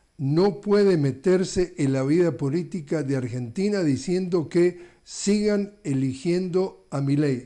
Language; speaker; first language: Spanish; native; Spanish